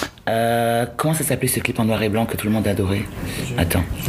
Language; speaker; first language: French; native; French